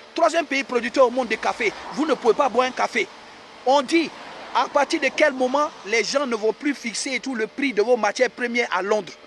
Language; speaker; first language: French; native; French